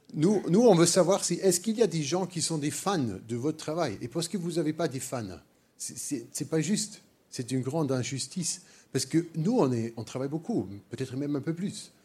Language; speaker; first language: French; non-native, fluent; German